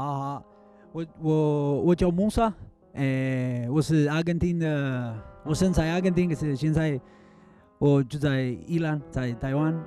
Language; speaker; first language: Chinese; non-native, learner; Spanish